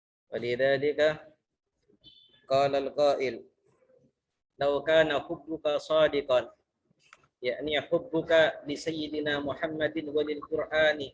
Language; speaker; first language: Arabic; non-native, fluent; Malay